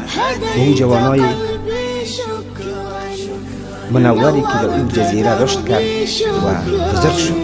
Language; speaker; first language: Persian; native; Persian